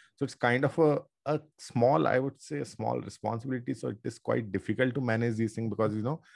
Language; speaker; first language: English; non-native, local second language; Hindi